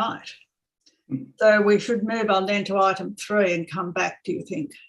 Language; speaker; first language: English; native; English